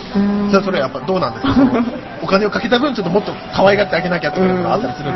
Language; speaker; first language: Japanese; native; Japanese